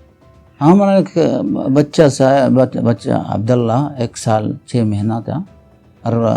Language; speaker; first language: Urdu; non-native, learner; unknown